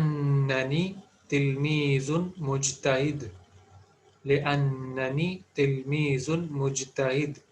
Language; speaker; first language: Arabic; non-native, fluent; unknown